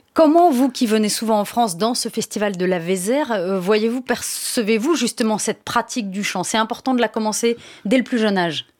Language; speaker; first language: French; native; French